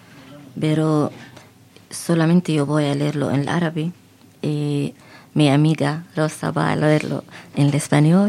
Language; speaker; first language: Spanish; non-native, fluent; Arabic